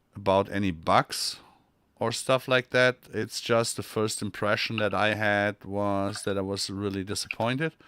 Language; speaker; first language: English; non-native, fluent; German